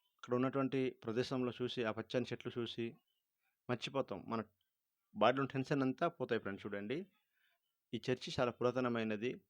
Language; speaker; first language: Telugu; non-native, local second language; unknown